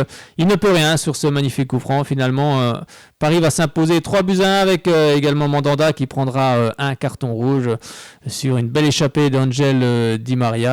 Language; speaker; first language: French; native; French